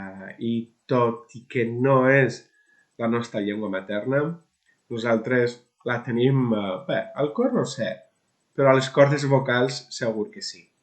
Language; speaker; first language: Catalan; non-native, local second language; Spanish